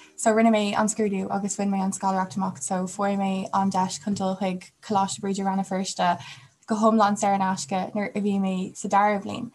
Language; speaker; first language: Irish; non-native, local second language; English